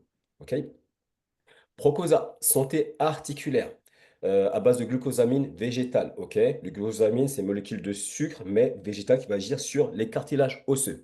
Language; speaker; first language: French; native; French